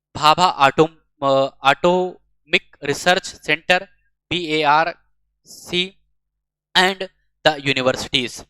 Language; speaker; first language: Hindi; native; Hindi